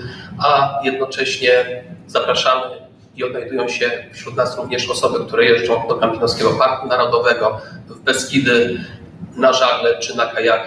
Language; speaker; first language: Polish; native; Polish